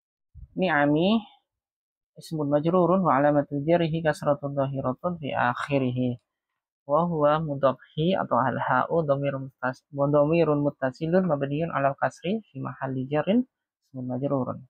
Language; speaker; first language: Arabic; non-native, fluent; Indonesian